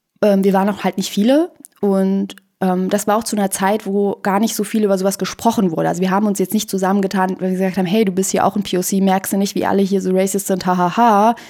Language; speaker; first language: German; early bilingual, other home language; Persian